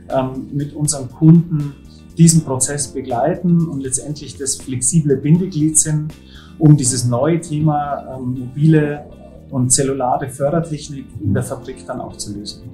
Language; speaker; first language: German; native; German